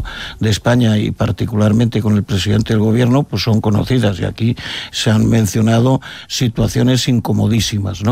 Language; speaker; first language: Spanish; native; Spanish